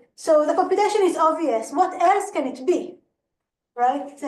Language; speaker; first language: English; non-native, fluent; Hebrew